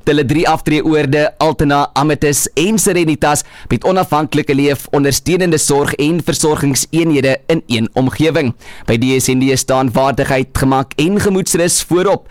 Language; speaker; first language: Afrikaans; native; Afrikaans